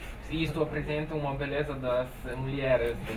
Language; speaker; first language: Portuguese; non-native, learner; Polish